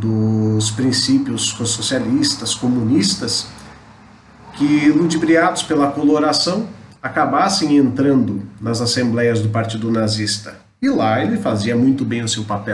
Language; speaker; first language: Portuguese; native; Portuguese